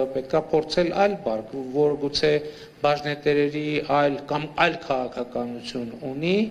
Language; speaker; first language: Armenian; native; Armenian